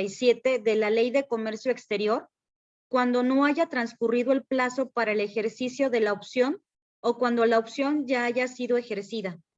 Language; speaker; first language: Spanish; native; Spanish